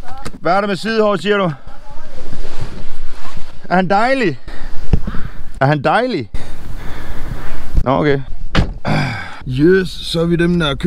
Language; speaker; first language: Danish; native; Danish